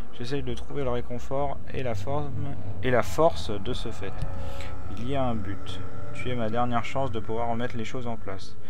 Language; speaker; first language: French; native; French